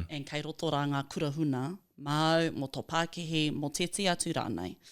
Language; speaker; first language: Māori; non-native, local second language; English